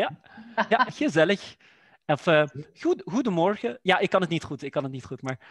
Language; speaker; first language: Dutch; non-native, learner; French